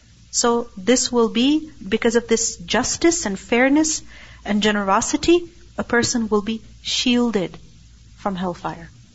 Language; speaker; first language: English; non-native, local second language; Urdu